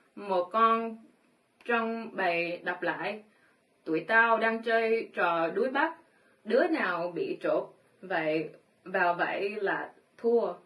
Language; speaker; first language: Vietnamese; early bilingual, heritage; Vietnamese